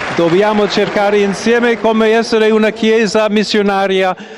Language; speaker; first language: Italian; non-native, fluent; English